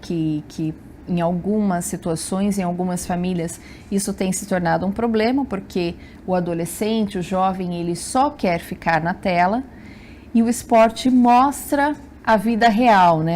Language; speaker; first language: Portuguese; native; Portuguese